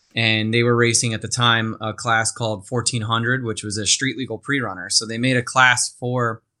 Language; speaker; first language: English; native; English